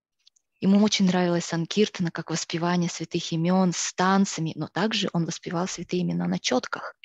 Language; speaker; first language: Russian; native; Russian